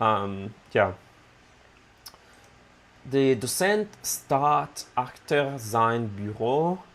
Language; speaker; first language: Dutch; non-native, learner; Italian